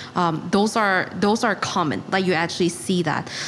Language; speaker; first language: English; non-native, local second language; Chinese